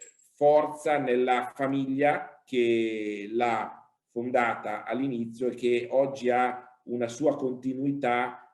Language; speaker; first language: Italian; native; Italian